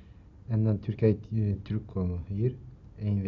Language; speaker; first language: Dutch; non-native, learner; Turkish